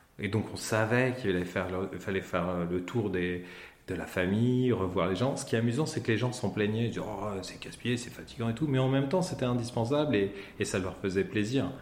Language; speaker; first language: French; native; French